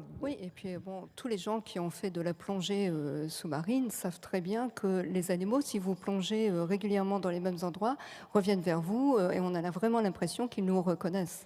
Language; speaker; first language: French; native; French